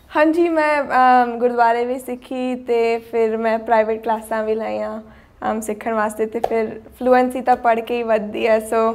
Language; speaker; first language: Punjabi; early bilingual, heritage; Punjabi